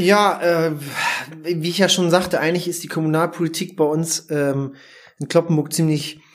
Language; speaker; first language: German; native; German